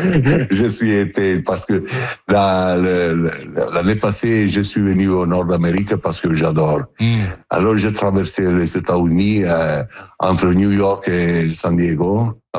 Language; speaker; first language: French; non-native, learner; Italian